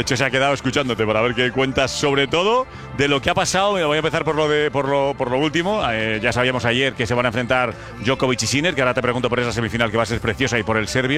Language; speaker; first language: Spanish; native; Spanish